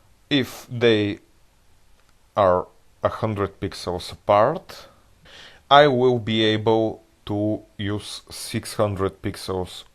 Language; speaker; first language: English; non-native, fluent; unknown